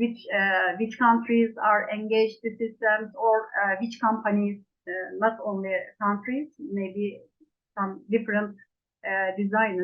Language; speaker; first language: English; non-native, fluent; Turkish